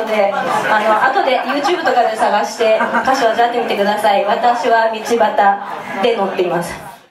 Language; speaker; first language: Japanese; native; Japanese